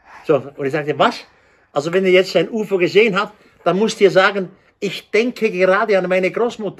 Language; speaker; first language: German; native; German